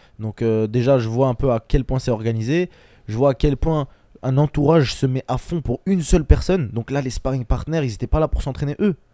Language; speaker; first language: French; early bilingual, other home language; Chechen